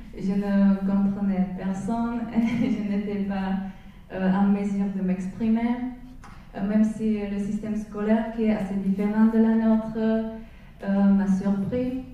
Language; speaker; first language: French; non-native, fluent; Czech